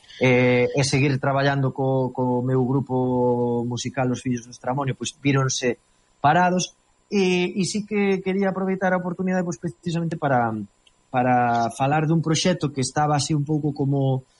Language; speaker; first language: Galician; native; Galician